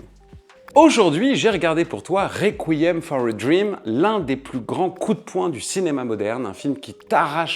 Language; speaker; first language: French; native; French